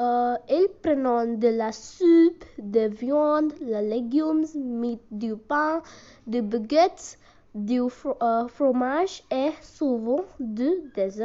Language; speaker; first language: French; non-native, learner; Hindi